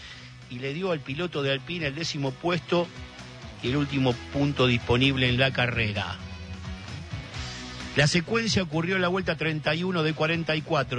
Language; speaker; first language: Spanish; native; Spanish